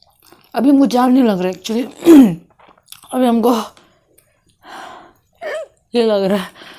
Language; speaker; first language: Hindi; non-native, local second language; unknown